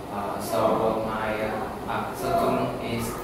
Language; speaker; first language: English; non-native, learner; Vietnamese